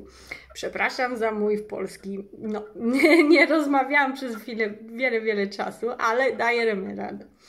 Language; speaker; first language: Polish; early bilingual, heritage; English